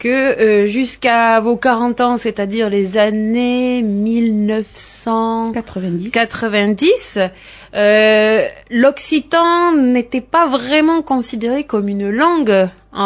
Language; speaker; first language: French; native; French